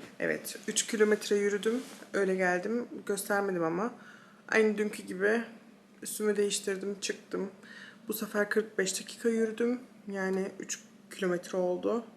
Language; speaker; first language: Turkish; early bilingual, heritage; Turkish